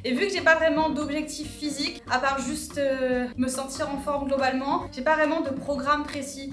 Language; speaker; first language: French; native; French